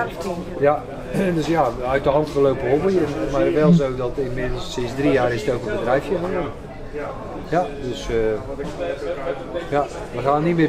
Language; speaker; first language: Dutch; native; Dutch